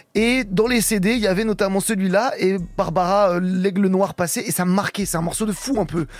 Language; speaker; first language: French; native; French